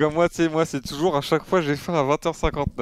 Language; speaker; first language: French; native; French